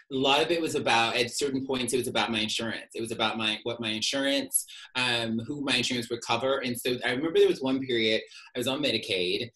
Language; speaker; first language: English; native; English